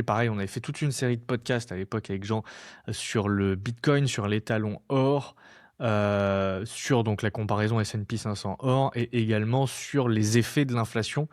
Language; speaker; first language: French; native; French